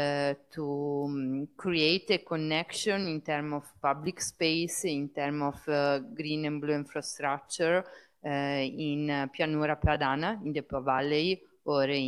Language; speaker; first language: English; non-native, fluent; Italian